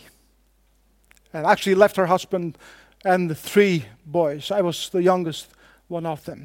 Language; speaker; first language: English; non-native, fluent; Faroese